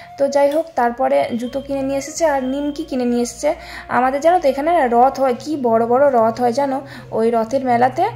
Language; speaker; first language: Bangla; native; Bangla